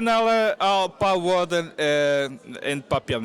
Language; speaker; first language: Dutch; non-native, fluent; Portuguese